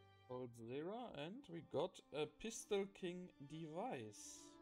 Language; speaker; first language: English; non-native, fluent; German